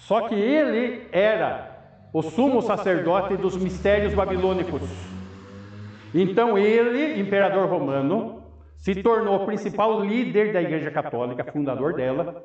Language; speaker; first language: Portuguese; native; Portuguese